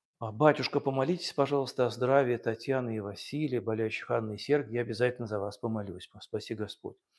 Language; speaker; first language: Russian; native; Russian